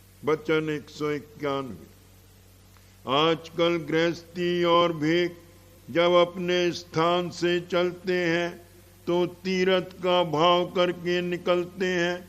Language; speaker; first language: Hindi; native; Hindi